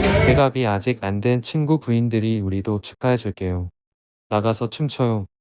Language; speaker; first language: Korean; native; Korean